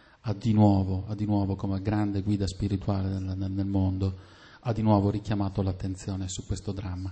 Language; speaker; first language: Italian; native; Italian